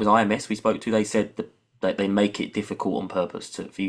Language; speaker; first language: English; native; English